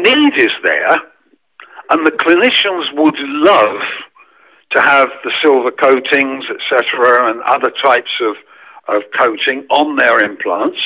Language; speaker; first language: English; native; English